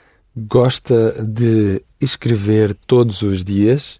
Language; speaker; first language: Portuguese; non-native, learner; English